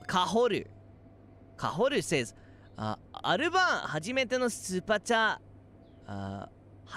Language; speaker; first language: Japanese; non-native, learner; English